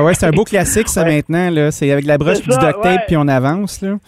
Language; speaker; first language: French; native; French